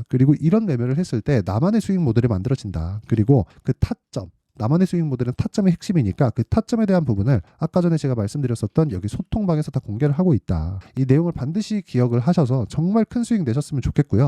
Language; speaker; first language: Korean; native; Korean